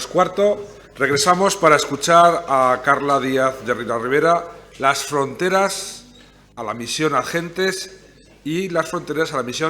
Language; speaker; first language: Spanish; native; Spanish